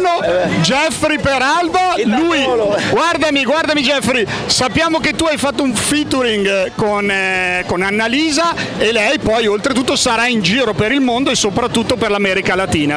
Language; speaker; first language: Italian; native; Italian